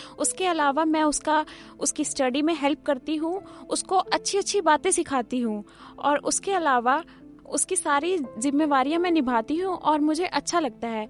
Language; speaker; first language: Hindi; native; Hindi